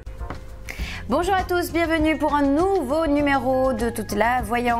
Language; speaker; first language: French; native; French